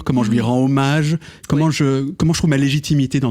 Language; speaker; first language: French; native; French